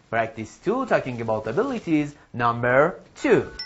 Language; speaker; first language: English; non-native, fluent; Persian